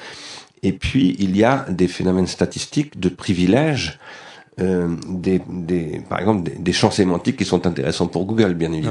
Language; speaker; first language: French; native; French